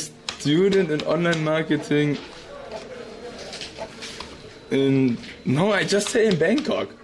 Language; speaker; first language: English; non-native, learner; German